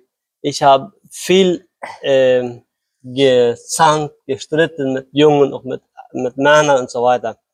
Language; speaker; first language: German; early bilingual, heritage; Low German